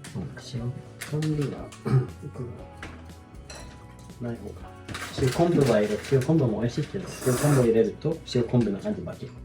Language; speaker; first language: Japanese; non-native, fluent; Swedish